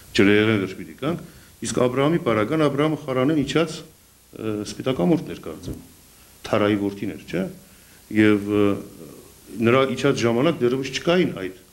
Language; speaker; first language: Armenian; native; Armenian